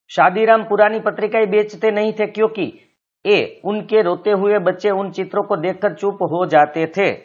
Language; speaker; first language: Hindi; non-native, local second language; Gujarati